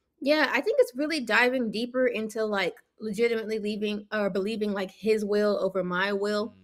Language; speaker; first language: English; early bilingual, other home language; Yoruba